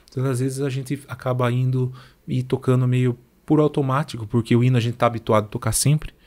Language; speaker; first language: Portuguese; native; Portuguese